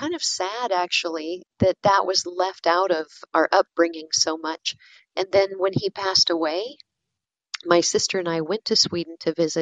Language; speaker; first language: English; native; English